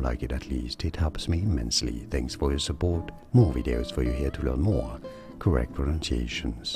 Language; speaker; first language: English; non-native, fluent; French